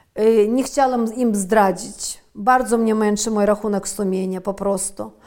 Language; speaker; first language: Polish; early bilingual, heritage; Polish